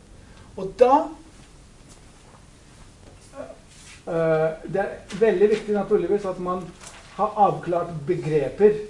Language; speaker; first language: Norwegian; non-native, fluent; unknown